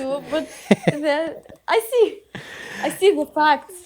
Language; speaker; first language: English; non-native, learner; Uzbek